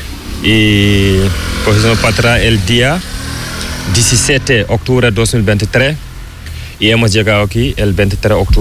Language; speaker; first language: Spanish; non-native, learner; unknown